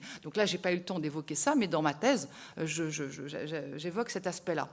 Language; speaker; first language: French; native; French